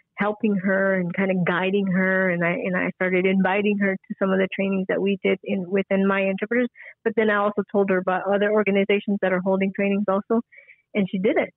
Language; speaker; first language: English; early bilingual, other home language; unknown